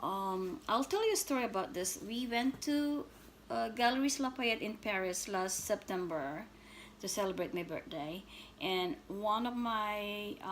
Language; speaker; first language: English; non-native, fluent; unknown